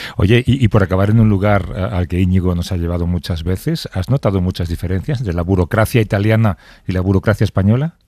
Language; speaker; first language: Spanish; native; Spanish